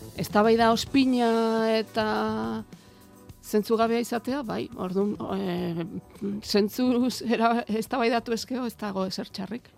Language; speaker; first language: Basque; native; Basque